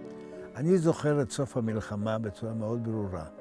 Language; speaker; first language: Hebrew; non-native, fluent; Italian